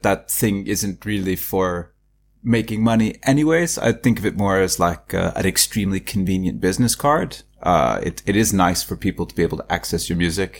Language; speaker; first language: English; native; English